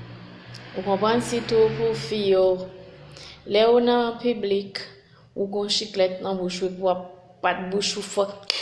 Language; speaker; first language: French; non-native, local second language; Haitian Creole